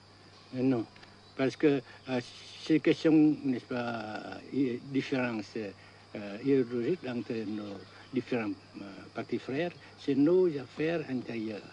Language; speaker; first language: French; non-native, fluent; Vietnamese